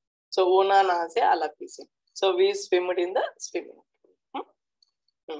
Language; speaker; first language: English; non-native, local second language; Telugu